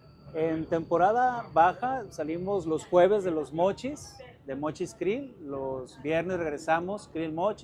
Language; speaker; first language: Spanish; native; Spanish